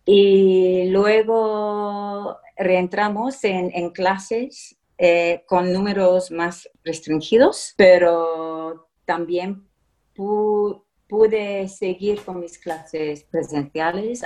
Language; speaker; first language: Spanish; non-native, fluent; English